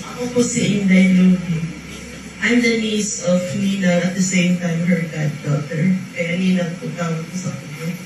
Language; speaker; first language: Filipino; non-native, local second language; Cebuano